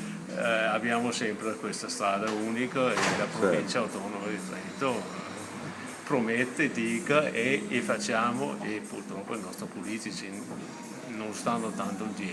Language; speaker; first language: Italian; non-native, fluent; Danish